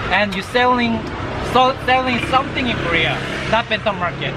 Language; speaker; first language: English; non-native, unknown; Korean